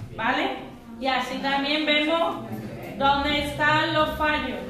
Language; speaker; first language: Spanish; native; Spanish